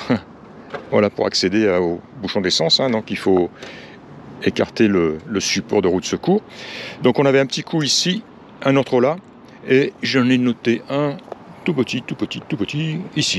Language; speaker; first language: French; native; French